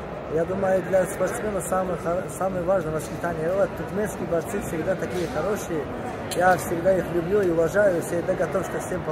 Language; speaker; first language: Russian; non-native, learner; Azerbaijani